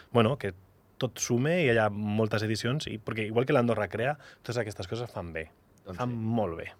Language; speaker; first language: Catalan; non-native, local second language; Spanish